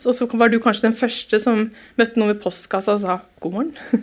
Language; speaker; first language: Norwegian; native; Norwegian